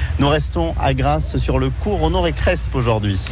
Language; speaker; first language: French; native; French